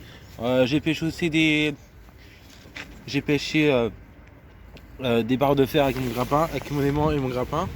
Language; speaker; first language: French; native; French